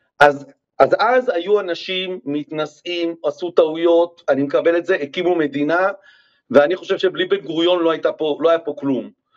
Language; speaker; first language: Hebrew; native; Hebrew